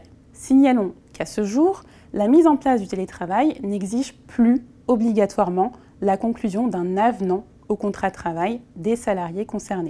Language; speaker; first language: French; native; French